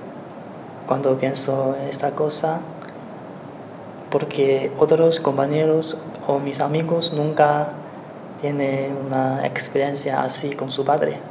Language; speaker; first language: Spanish; non-native, learner; Chinese